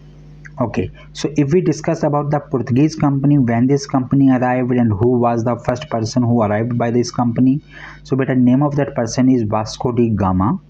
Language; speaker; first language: English; non-native, local second language; Hindi